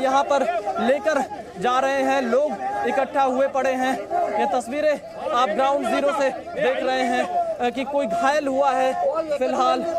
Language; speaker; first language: Hindi; native; Hindi